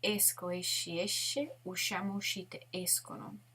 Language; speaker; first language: Italian; non-native, fluent; English